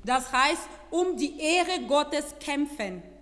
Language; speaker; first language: German; non-native, fluent; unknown